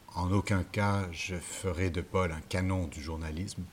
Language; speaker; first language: French; native; French